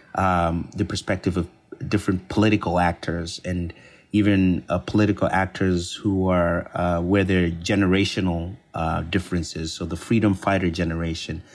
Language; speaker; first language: English; non-native, local second language; Bemba